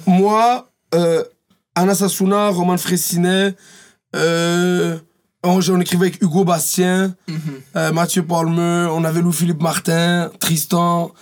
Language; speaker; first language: French; early bilingual, other home language; Arabic